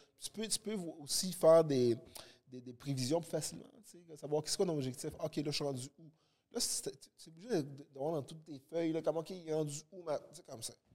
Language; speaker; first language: French; early bilingual, other home language; Haitian Creole